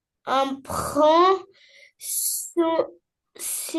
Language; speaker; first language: French; non-native, learner; Arabic